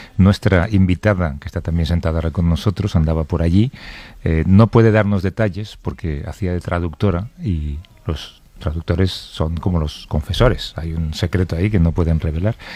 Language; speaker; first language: Spanish; native; Spanish